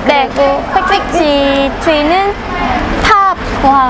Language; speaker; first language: Korean; non-native, learner; Vietnamese